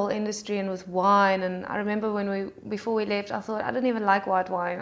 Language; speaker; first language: English; non-native, local second language; Afrikaans